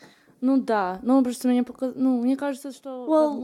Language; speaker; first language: Russian; non-native, fluent; English